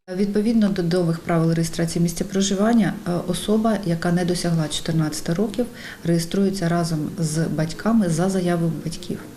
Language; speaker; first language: Ukrainian; native; Ukrainian